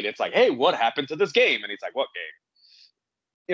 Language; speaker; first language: English; native; English